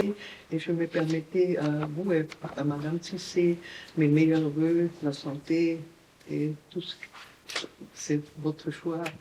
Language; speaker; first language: French; non-native, learner; German